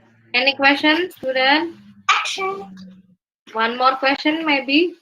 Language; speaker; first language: English; non-native, learner; Indonesian